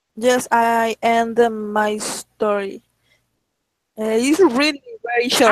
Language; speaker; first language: English; non-native, learner; Spanish